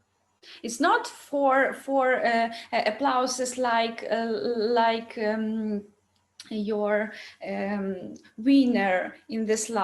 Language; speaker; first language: English; non-native, learner; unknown